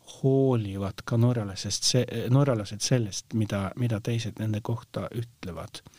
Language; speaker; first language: Estonian; non-native, fluent; Norwegian